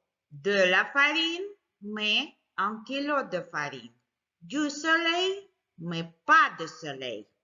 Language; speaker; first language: French; non-native, fluent; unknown